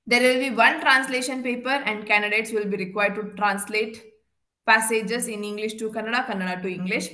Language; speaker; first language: English; non-native, local second language; Kannada